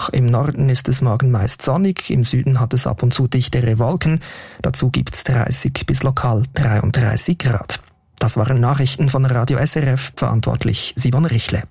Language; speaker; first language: German; native; German